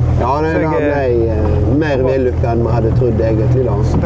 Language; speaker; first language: Norwegian; native; Norwegian